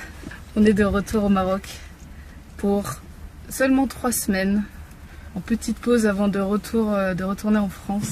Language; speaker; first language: French; native; French